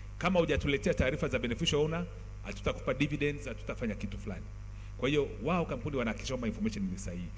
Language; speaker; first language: Swahili; native; Swahili